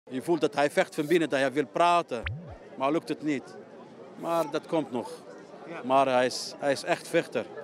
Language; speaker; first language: Dutch; non-native, learner; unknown